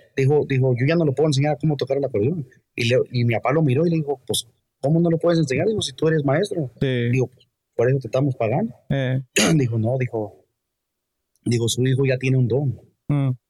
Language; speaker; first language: Spanish; early bilingual, heritage; Spanish